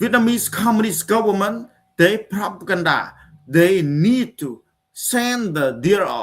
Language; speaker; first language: English; non-native, learner; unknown